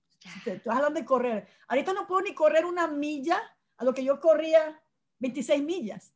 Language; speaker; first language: Spanish; native; Spanish